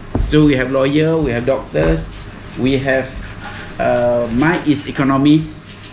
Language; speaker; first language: English; non-native, local second language; Malay